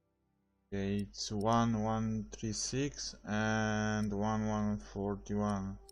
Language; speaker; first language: English; non-native, learner; Polish